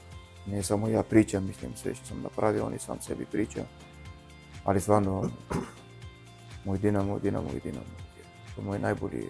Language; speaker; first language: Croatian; non-native, learner; Arabic